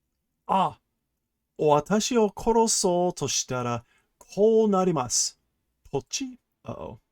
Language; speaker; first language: Japanese; non-native, learner; English